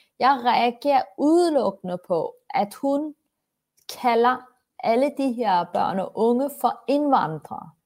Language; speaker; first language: Danish; early bilingual, other home language; Turkish